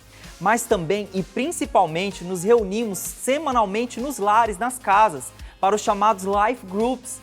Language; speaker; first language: Portuguese; native; Portuguese